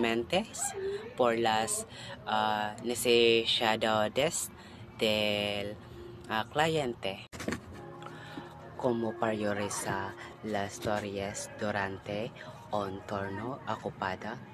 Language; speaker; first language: Spanish; non-native, learner; Cebuano